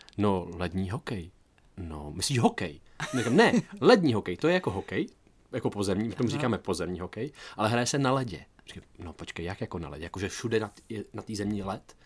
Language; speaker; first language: Czech; native; Czech